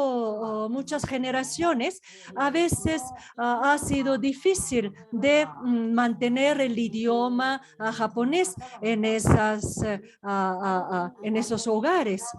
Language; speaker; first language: Spanish; non-native, fluent; Japanese